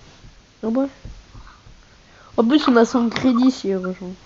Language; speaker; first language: French; native; French